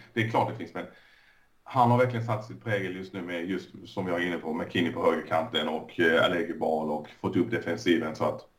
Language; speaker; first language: Swedish; early bilingual, other home language; Persian